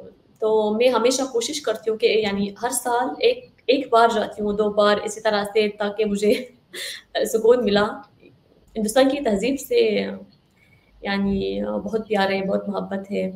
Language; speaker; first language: Hindi; non-native, fluent; Arabic